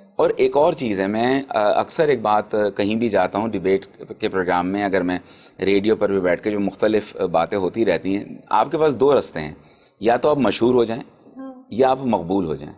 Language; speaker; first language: Urdu; native; Urdu